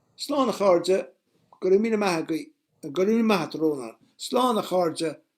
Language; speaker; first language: Irish; non-native, fluent; English